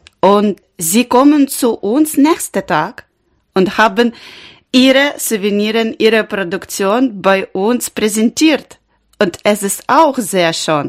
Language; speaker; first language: German; non-native, learner; Ukrainian